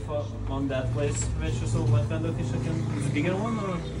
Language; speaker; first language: English; non-native, learner; Lithuanian